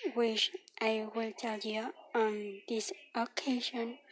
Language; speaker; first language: English; non-native, learner; Spanish